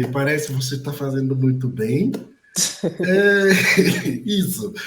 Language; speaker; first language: Portuguese; non-native, fluent; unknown